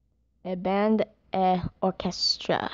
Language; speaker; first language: French; non-native, learner; English